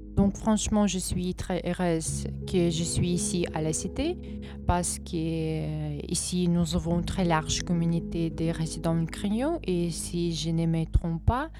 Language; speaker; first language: French; non-native, fluent; Ukrainian